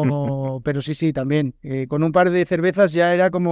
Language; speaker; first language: Spanish; native; Spanish